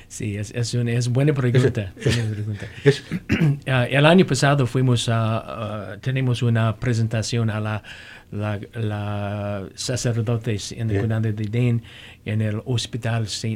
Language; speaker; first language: Spanish; non-native, learner; English